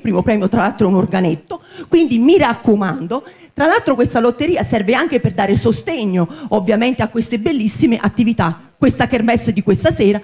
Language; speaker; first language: Italian; native; Italian